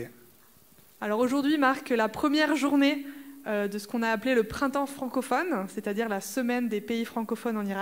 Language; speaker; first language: French; native; French